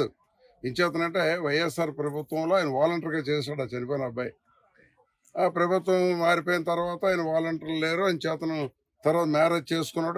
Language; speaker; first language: Telugu; native; Telugu